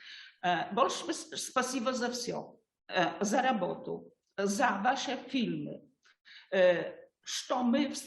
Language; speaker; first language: Russian; non-native, learner; Polish